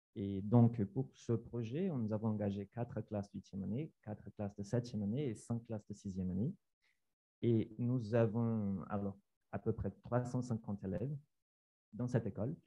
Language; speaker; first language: French; non-native, fluent; Portuguese